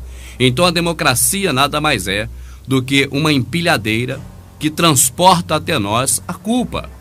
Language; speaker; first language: Portuguese; native; Portuguese